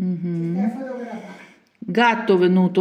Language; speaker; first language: Italian; non-native, learner; Ukrainian